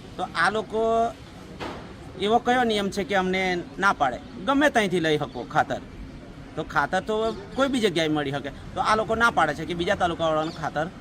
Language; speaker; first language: Gujarati; native; Gujarati